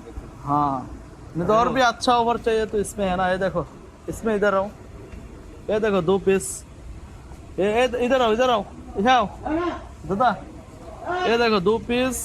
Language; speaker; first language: Hindi; non-native, learner; Bangla